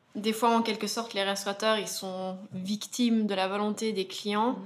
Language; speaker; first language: French; native; French